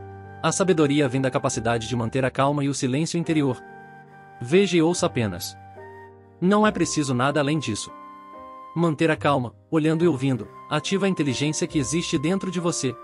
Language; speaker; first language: Portuguese; native; Portuguese